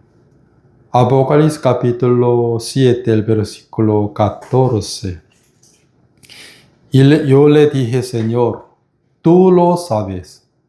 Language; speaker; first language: Spanish; non-native, fluent; Korean